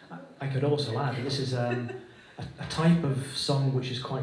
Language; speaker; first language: English; native; English